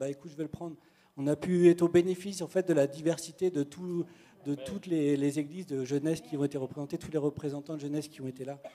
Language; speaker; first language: French; native; French